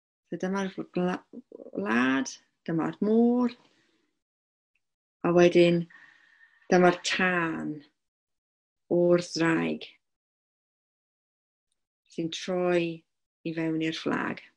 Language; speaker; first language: Welsh; non-native, local second language; English